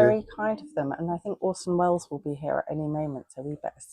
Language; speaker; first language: English; native; English